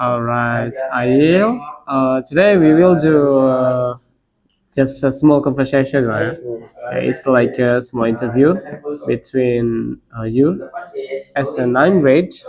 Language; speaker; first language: English; non-native, learner; Indonesian